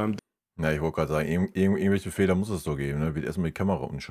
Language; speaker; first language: German; native; German